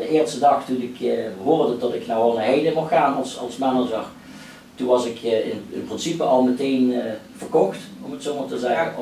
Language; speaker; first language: Dutch; native; Dutch